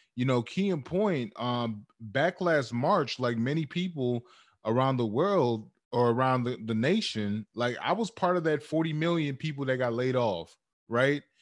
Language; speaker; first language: English; early bilingual, other home language; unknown